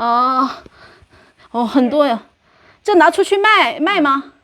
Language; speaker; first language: Chinese; native; Chinese